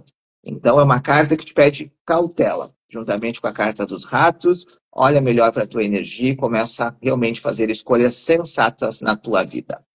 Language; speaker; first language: Portuguese; native; Portuguese